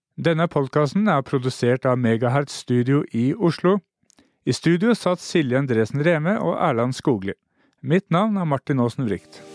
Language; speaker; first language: Norwegian; native; Norwegian